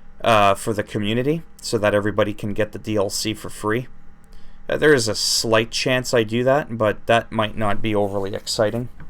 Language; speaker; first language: English; native; English